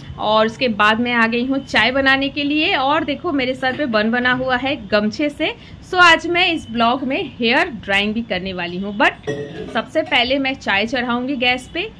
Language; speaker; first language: Hindi; native; Hindi